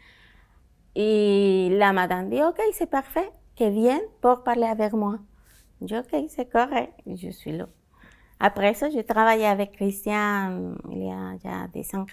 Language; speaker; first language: French; non-native, learner; Spanish